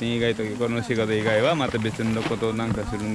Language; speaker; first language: Japanese; non-native, fluent; Nepali